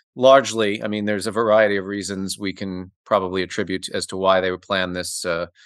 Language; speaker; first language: English; native; English